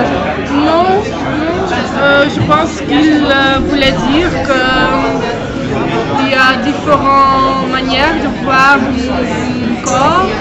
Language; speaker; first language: French; non-native, fluent; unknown